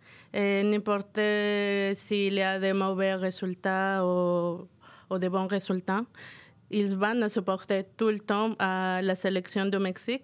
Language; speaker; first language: French; non-native, fluent; Spanish